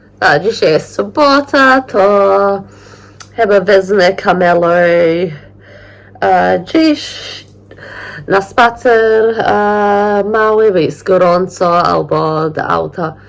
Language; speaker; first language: Polish; early bilingual, heritage; Polish